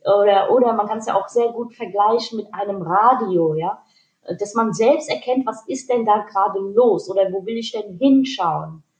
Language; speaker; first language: German; early bilingual, other home language; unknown